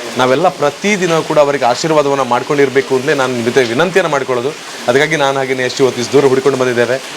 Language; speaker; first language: Kannada; native; Kannada